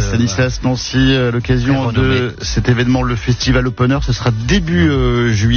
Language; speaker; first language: French; native; French